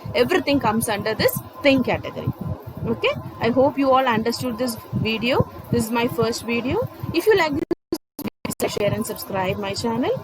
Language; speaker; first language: English; non-native, local second language; Malayalam